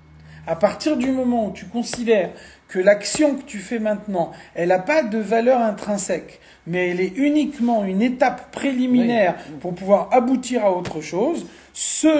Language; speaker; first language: French; native; French